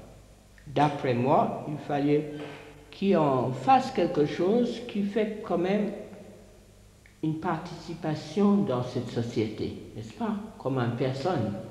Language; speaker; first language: French; non-native, fluent; English